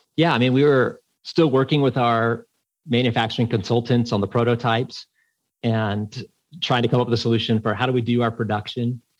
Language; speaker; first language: English; native; English